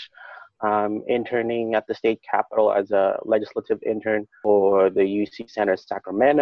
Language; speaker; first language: English; non-native, local second language; Filipino